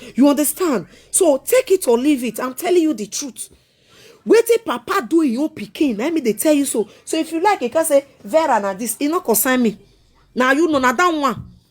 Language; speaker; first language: Nigerian Pidgin; non-native, local second language; Esan